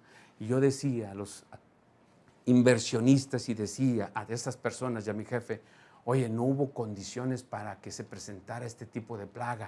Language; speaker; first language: Spanish; native; Spanish